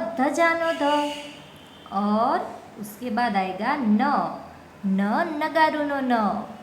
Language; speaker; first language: Hindi; non-native, local second language; Gujarati